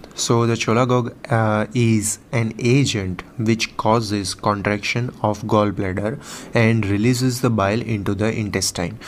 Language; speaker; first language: English; non-native, local second language; Gujarati